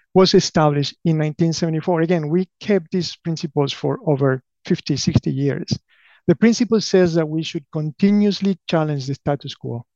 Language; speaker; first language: English; non-native, fluent; Spanish